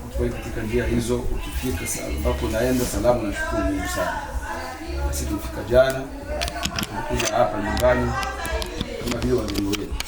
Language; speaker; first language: Swahili; native; Swahili